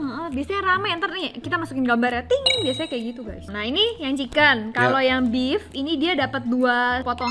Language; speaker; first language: Indonesian; native; Indonesian